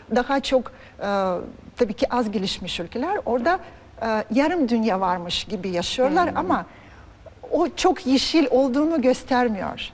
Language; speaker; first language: Turkish; non-native, fluent; Russian